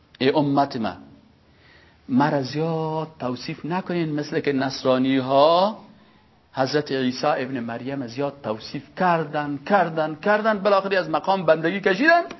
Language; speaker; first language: Persian; native; Persian